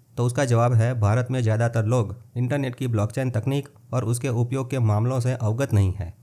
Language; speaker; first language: Hindi; non-native, local second language; Gujarati